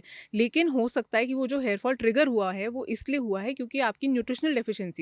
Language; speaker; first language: Hindi; native; Hindi